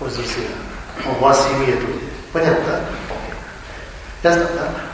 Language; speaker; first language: Russian; non-native, learner; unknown